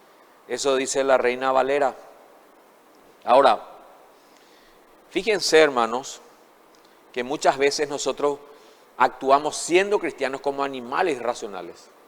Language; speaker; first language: Spanish; native; Spanish